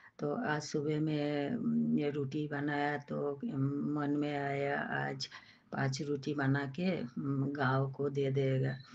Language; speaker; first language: Hindi; non-native, local second language; Bangla